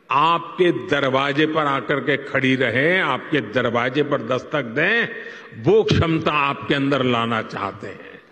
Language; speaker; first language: Hindi; non-native, local second language; Gujarati